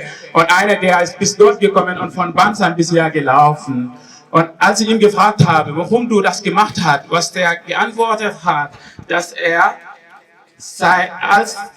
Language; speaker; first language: German; non-native, learner; Wolof